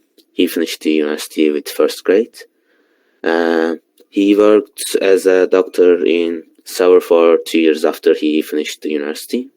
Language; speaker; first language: English; non-native, learner; Turkish